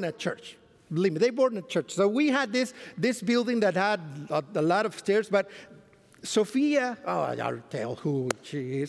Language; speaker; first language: English; non-native, fluent; Spanish